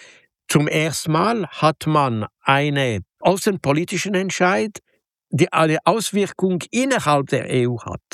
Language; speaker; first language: German; non-native, local second language; French